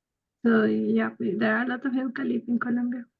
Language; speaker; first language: English; non-native, fluent; Spanish